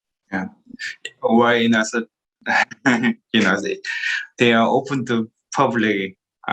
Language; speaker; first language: English; non-native, learner; Korean